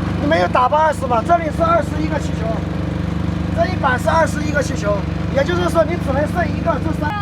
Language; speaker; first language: Chinese; native; Chinese